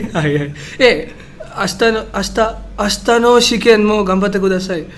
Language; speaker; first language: Japanese; non-native, learner; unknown